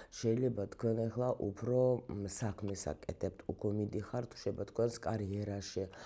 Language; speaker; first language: Georgian; non-native, local second language; Russian